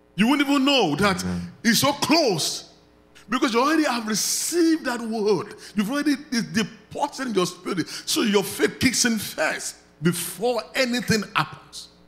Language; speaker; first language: English; non-native, local second language; Yoruba